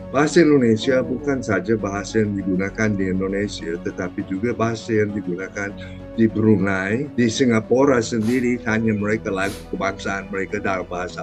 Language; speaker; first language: Indonesian; non-native, fluent; English